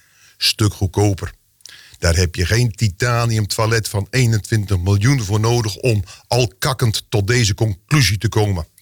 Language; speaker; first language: Dutch; native; Dutch